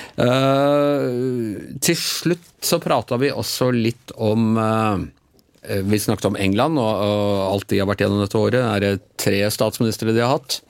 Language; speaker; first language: Norwegian; native; Norwegian